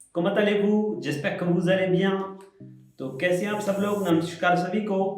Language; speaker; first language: Hindi; native; Hindi